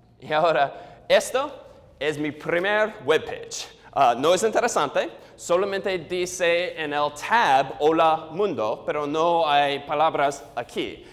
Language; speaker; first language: Spanish; non-native, learner; English